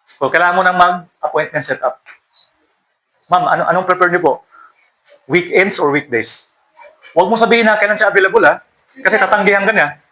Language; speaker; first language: Filipino; native; Filipino